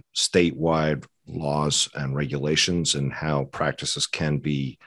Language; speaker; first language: English; native; English